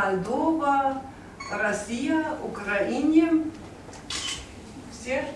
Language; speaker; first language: Russian; non-native, learner; German